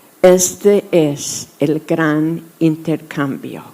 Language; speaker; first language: Spanish; non-native, fluent; English